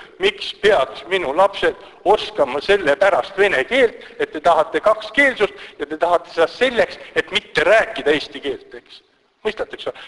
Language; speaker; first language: Estonian; non-native, local second language; Russian